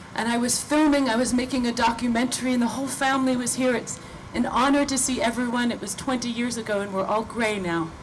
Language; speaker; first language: English; native; English